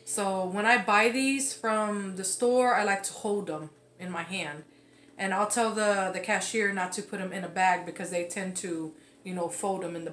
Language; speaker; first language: English; native; English